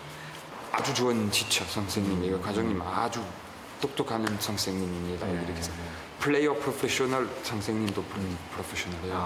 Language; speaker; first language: Korean; non-native, learner; French